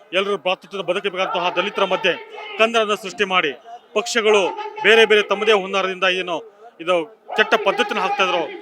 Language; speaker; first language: Kannada; native; Kannada